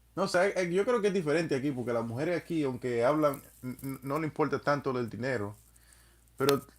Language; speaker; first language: Spanish; non-native, fluent; English